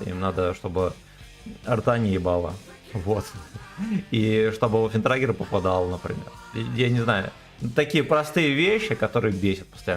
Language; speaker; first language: Russian; native; Russian